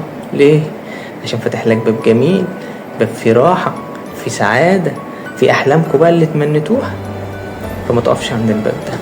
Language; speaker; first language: Arabic; native; Arabic